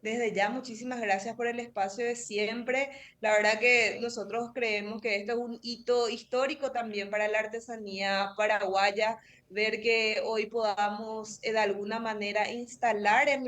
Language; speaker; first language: Spanish; native; Spanish